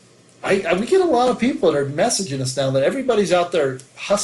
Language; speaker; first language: English; native; English